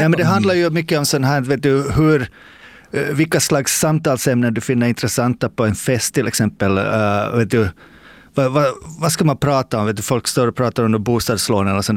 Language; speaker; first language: Swedish; native; Swedish